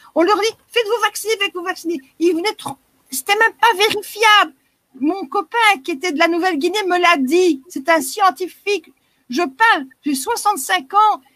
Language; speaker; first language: French; native; French